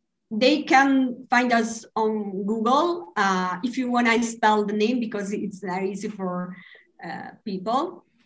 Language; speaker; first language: English; non-native, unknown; Italian